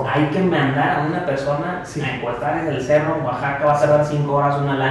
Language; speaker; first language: Spanish; native; Spanish